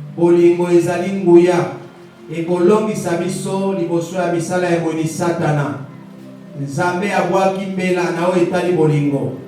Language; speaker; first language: Lingala; native; Lingala